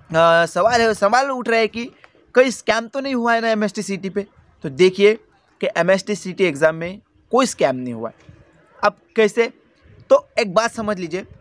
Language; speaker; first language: Hindi; non-native, local second language; Marathi